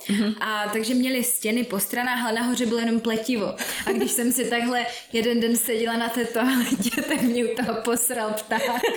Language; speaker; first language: Czech; native; Czech